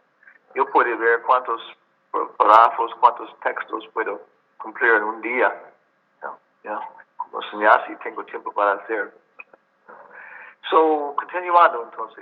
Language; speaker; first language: Spanish; non-native, learner; English